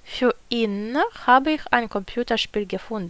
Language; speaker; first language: German; non-native, learner; Ukrainian